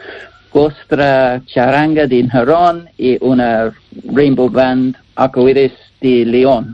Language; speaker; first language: Spanish; non-native, learner; English